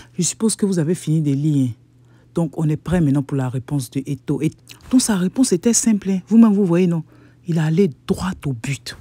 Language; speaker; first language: French; native; French